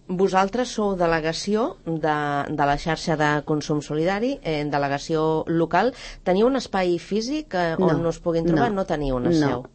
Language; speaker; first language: Catalan; native; Catalan